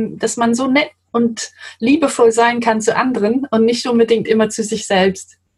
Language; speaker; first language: German; non-native, fluent; English